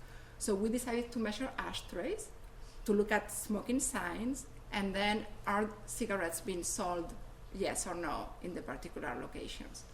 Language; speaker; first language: English; non-native, fluent; Spanish